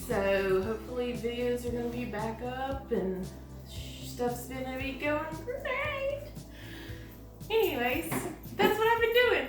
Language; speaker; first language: English; native; English